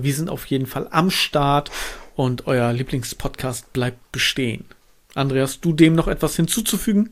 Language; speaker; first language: German; native; German